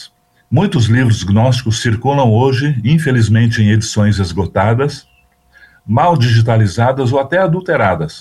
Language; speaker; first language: Portuguese; native; Portuguese